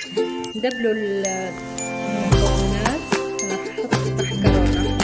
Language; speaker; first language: Arabic; native; Arabic